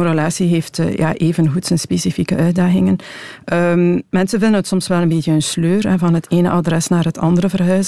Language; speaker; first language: Dutch; native; Dutch